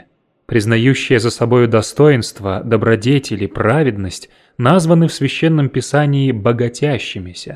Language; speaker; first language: Russian; native; Russian